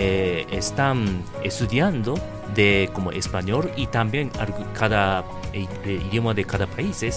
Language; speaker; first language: Spanish; non-native, fluent; Japanese